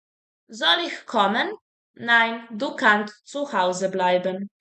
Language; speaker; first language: German; non-native, fluent; Serbian